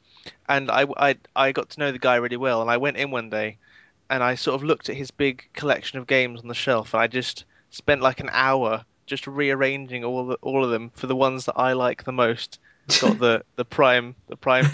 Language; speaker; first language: English; native; English